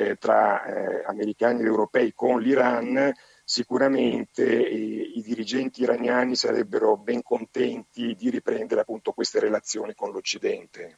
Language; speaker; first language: Italian; non-native, fluent; Spanish